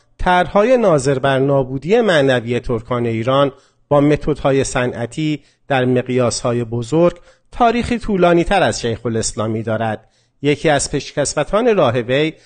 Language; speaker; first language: Persian; non-native, local second language; Azerbaijani